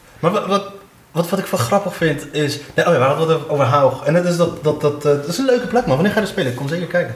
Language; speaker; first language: Dutch; early bilingual, other home language; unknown